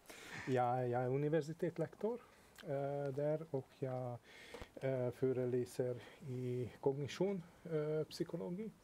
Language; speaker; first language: Swedish; non-native, fluent; Hungarian